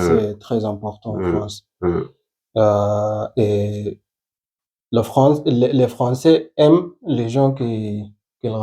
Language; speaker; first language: French; non-native, learner; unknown